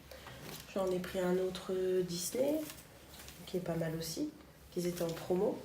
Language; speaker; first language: French; native; French